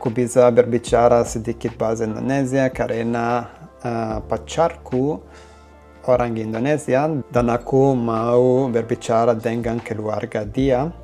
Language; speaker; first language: Indonesian; non-native, learner; Italian